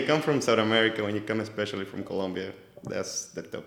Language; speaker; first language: English; non-native, fluent; Spanish